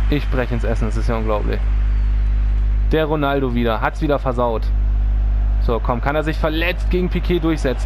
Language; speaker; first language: German; native; German